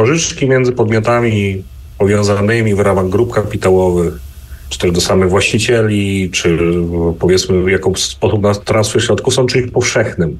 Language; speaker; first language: Polish; native; Polish